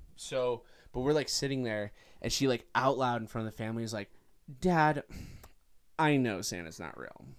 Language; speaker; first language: English; native; English